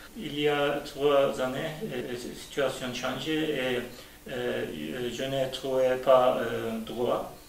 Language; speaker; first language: French; non-native, learner; Turkish